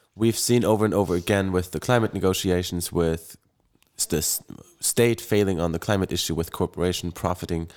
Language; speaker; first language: English; non-native, fluent; German